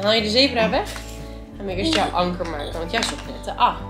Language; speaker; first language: Dutch; native; Dutch